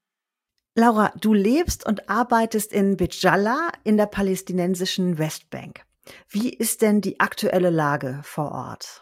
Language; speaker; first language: German; native; German